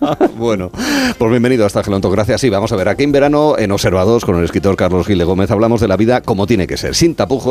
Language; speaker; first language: Spanish; native; Spanish